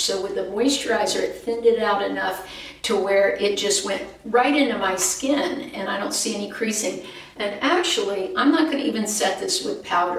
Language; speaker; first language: English; native; English